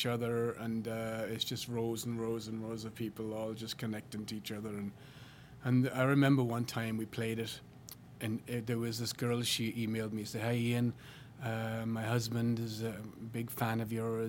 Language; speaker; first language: English; native; English